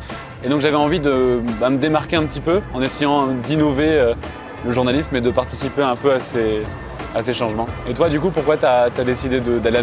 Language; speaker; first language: French; native; French